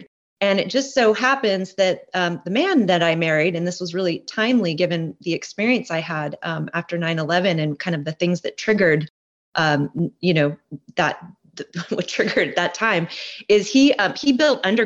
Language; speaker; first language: English; native; English